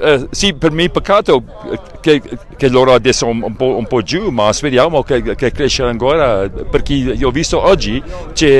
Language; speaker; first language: Italian; non-native, learner; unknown